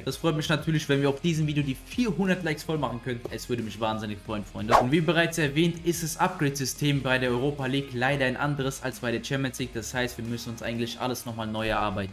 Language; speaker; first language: German; native; German